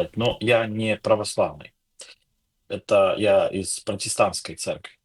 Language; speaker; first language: Russian; non-native, local second language; Ukrainian